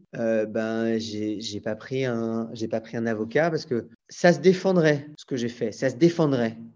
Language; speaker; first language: French; native; French